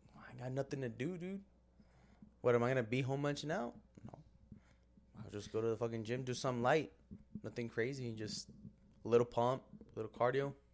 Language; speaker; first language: English; early bilingual, other home language; Spanish